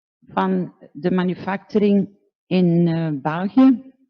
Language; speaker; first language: Dutch; non-native, local second language; French